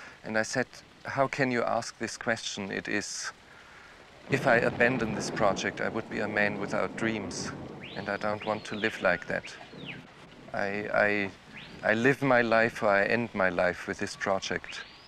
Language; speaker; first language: English; non-native, fluent; German